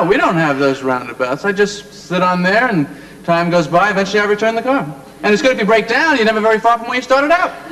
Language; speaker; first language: English; native; English